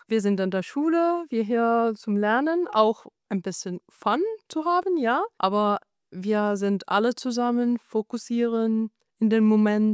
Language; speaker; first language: German; non-native, fluent; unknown